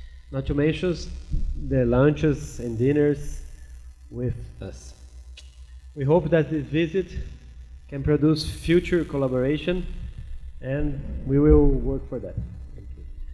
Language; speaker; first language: English; non-native, fluent; Portuguese